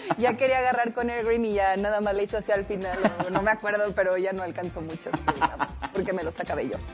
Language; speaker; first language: Spanish; native; Spanish